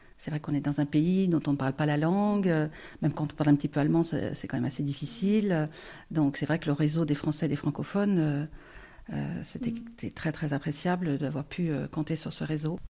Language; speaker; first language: French; native; French